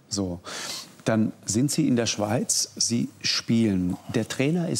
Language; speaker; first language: German; native; German